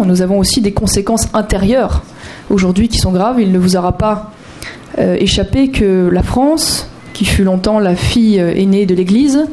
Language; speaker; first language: French; native; French